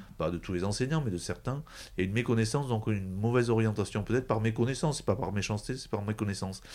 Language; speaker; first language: French; native; French